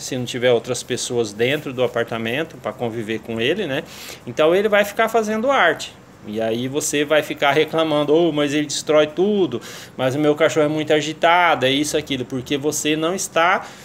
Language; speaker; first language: Portuguese; native; Portuguese